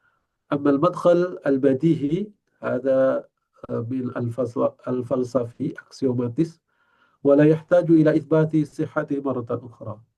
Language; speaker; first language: Arabic; non-native, fluent; Indonesian